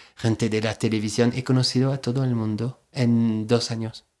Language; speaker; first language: Spanish; non-native, fluent; French